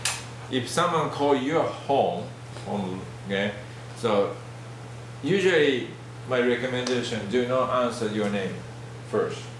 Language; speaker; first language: English; non-native, fluent; Japanese